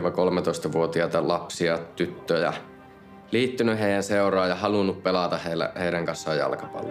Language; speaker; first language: Finnish; native; Finnish